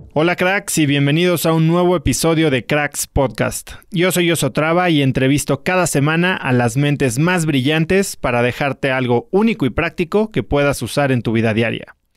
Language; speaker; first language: Spanish; native; Spanish